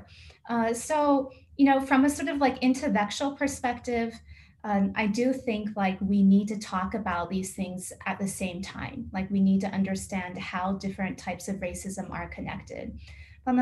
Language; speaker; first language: English; native; English